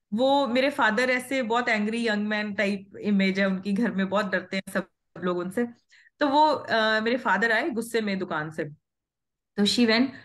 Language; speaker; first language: Hindi; non-native, local second language; Punjabi